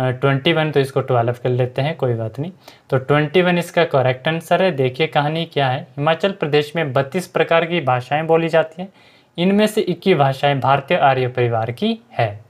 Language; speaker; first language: Hindi; native; Hindi